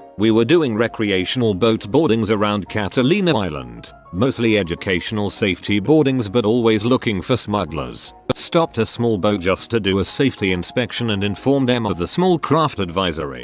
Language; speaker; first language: English; native; English